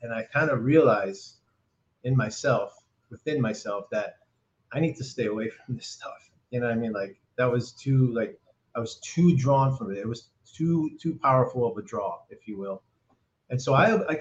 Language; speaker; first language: English; native; English